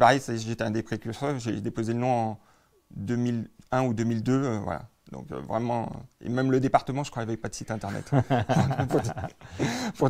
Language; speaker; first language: French; native; French